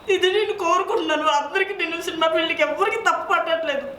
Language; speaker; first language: Telugu; non-native, local second language; Odia